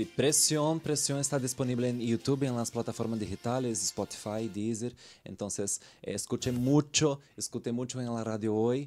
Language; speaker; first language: Spanish; non-native, learner; Portuguese